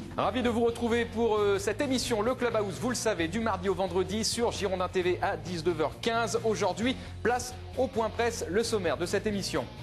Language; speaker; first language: French; native; French